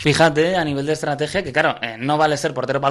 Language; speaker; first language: Spanish; native; Spanish